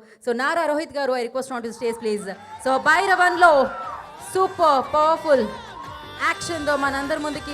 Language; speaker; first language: Telugu; native; Telugu